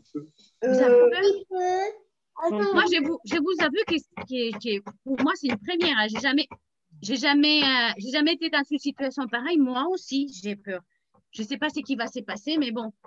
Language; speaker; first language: French; native; French